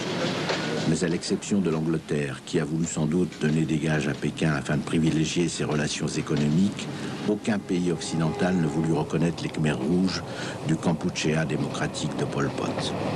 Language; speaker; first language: French; native; French